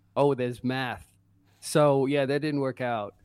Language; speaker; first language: English; native; English